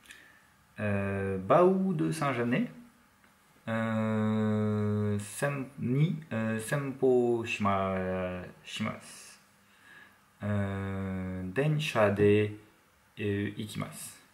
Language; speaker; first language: Japanese; non-native, learner; French